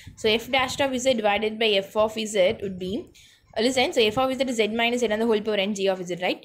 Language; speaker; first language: English; non-native, local second language; Tamil